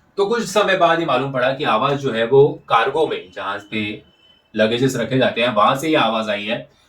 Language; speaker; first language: Hindi; non-native, local second language; Marathi